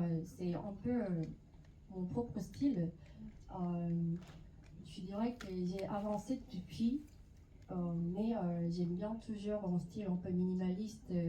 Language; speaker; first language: French; non-native, fluent; Korean